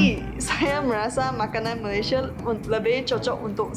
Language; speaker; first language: Indonesian; non-native, fluent; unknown